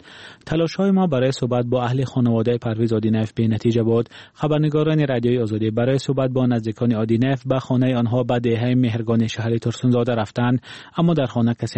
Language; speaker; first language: Persian; native; Persian